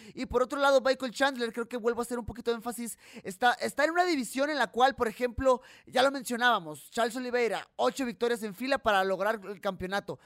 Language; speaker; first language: Spanish; native; Spanish